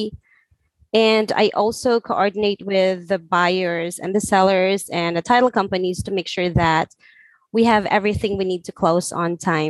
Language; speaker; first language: English; non-native, local second language; Filipino